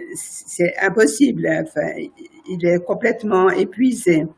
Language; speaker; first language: French; non-native, fluent; Portuguese